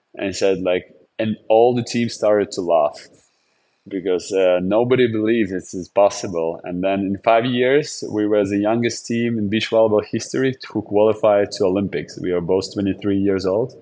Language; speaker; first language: English; non-native, fluent; Latvian